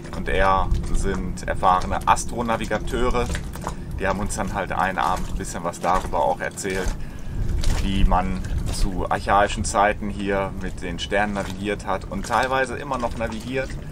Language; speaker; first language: German; native; German